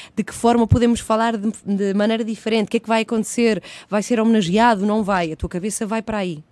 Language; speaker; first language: Portuguese; early bilingual, other home language; Spanish